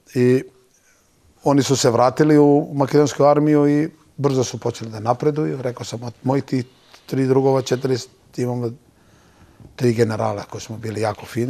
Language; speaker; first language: Serbian; non-native, local second language; Turkish